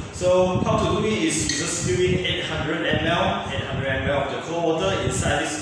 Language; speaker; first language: English; non-native, local second language; Chinese